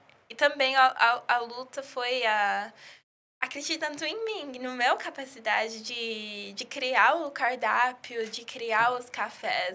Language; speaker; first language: Portuguese; early bilingual, heritage; English